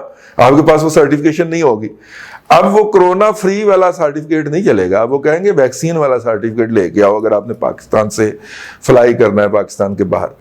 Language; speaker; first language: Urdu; non-native, local second language; Punjabi